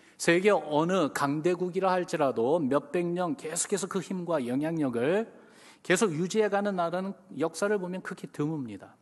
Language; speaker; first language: Korean; early bilingual, other home language; English